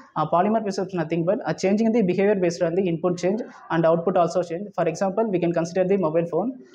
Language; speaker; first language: English; non-native, local second language; Tamil